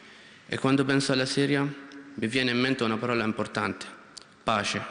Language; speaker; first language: Italian; non-native, learner; Arabic